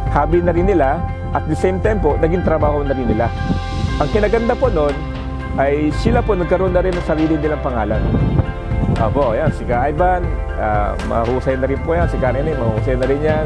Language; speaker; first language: Filipino; native; Filipino